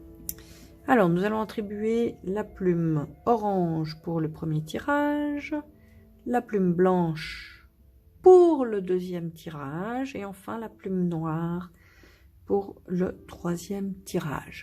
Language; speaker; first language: French; native; French